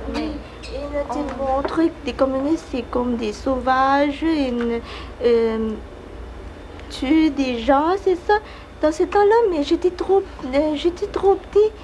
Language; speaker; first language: French; non-native, fluent; Vietnamese